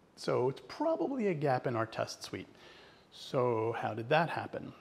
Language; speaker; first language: English; native; English